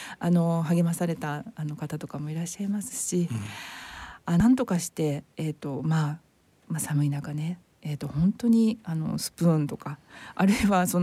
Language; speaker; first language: Japanese; native; Japanese